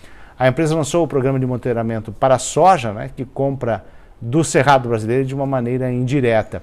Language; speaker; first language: Portuguese; native; Portuguese